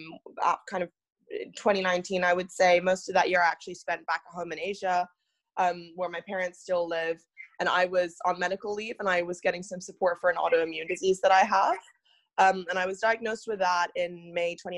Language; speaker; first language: English; native; English